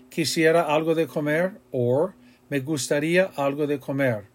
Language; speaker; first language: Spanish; non-native, fluent; English